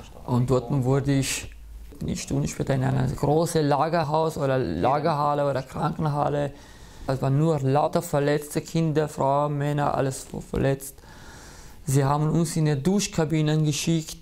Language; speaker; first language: German; early bilingual, other home language; Kurdish